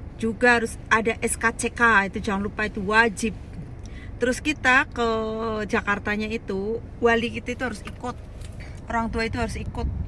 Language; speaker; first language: Indonesian; native; Indonesian